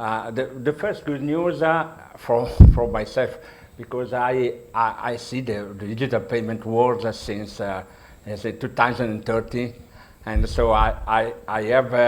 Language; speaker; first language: English; non-native, learner; Italian